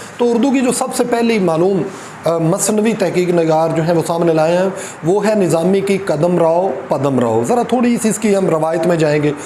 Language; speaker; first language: Urdu; non-native, local second language; Punjabi